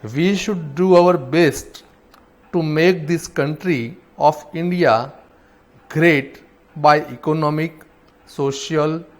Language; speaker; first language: English; non-native, local second language; Gujarati